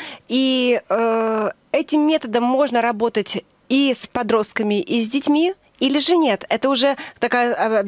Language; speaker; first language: Russian; native; Russian